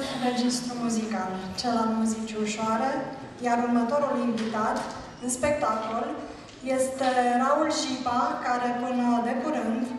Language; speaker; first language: Romanian; native; Romanian